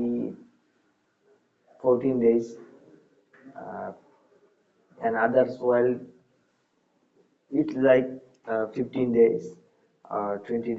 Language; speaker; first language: English; non-native, learner; Bangla